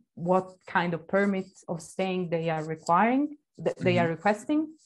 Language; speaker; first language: English; non-native, fluent; Italian